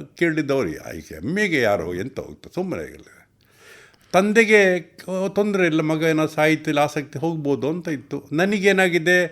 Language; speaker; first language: Kannada; non-native, local second language; Tulu